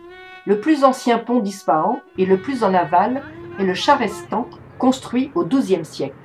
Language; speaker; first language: French; native; French